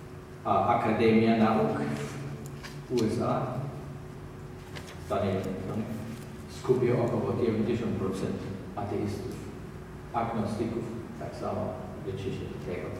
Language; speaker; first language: Polish; non-native, learner; German